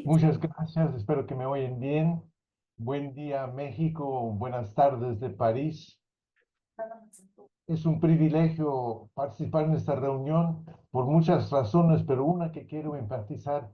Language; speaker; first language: Spanish; non-native, fluent; English